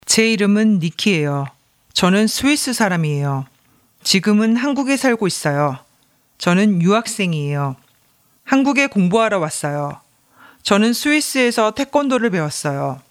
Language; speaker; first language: Korean; non-native, learner; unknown